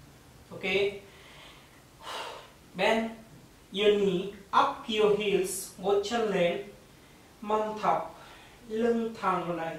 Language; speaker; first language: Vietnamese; non-native, learner; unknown